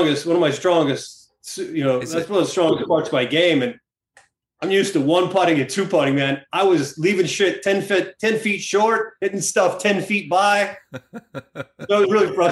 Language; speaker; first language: English; native; English